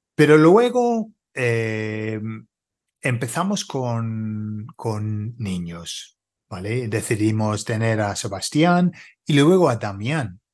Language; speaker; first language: Spanish; non-native, fluent; English